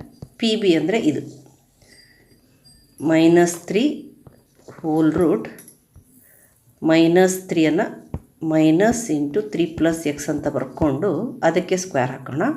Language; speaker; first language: Kannada; native; Kannada